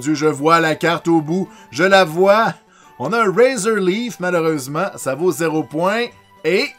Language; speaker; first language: French; native; French